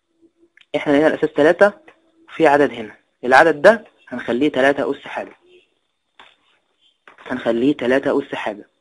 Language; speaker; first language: Arabic; native; Arabic